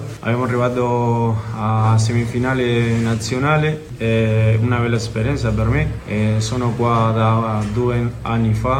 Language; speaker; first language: Italian; non-native, learner; Spanish